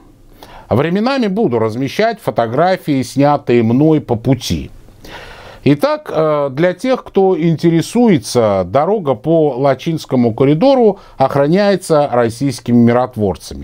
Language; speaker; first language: Russian; native; Russian